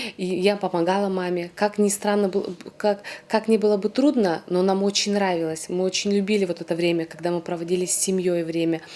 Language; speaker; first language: Russian; non-native, local second language; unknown